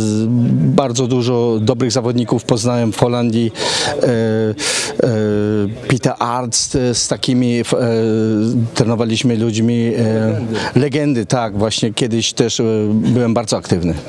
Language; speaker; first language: Polish; early bilingual, heritage; Polish